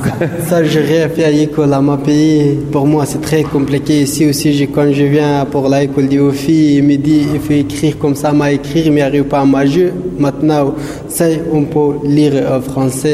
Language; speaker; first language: French; non-native, learner; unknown